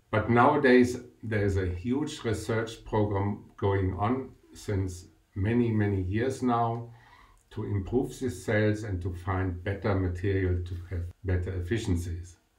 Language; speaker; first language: English; non-native, fluent; German